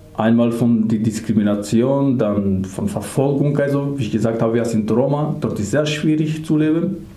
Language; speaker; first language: German; non-native, learner; Macedonian